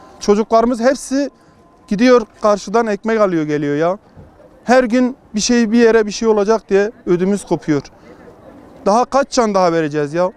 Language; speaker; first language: Turkish; native; Turkish